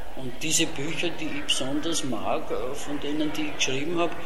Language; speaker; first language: German; non-native, local second language; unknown